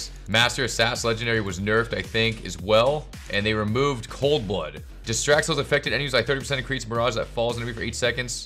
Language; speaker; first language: English; native; English